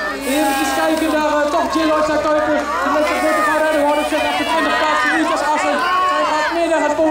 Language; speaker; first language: Dutch; native; Dutch